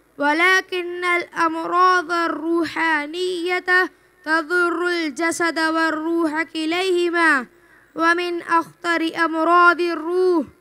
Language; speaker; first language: Arabic; non-native, learner; Urdu